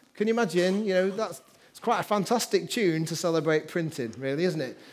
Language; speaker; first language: English; native; English